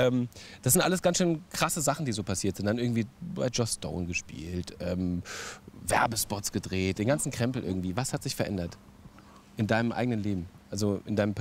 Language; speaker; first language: German; native; German